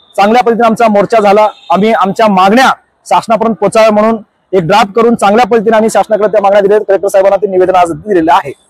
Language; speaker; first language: Marathi; non-native, local second language; Lambadi